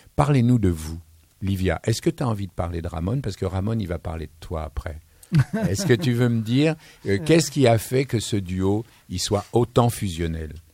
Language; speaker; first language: French; native; French